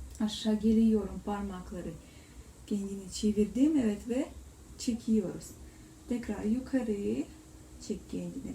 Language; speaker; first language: Turkish; non-native, learner; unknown